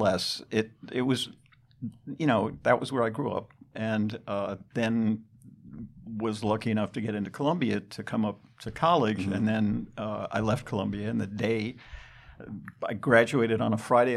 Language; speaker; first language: English; native; English